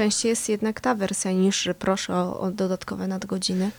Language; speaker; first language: Polish; native; Polish